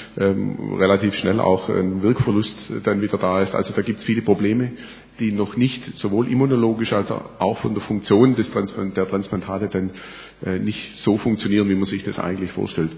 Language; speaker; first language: German; native; German